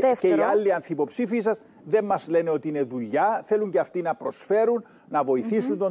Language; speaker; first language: Greek; native; Greek